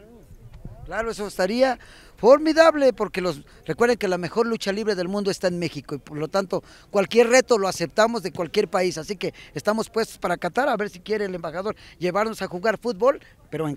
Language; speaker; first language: Spanish; native; Spanish